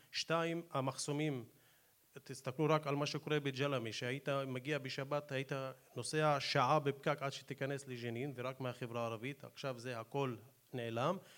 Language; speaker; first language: Hebrew; non-native, local second language; Arabic